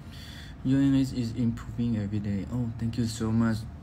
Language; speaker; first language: English; non-native, learner; Thai